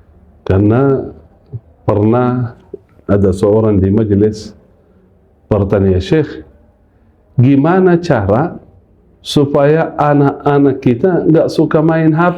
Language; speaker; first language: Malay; non-native, fluent; Arabic